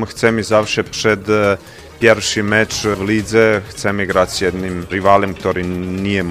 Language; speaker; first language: Polish; non-native, learner; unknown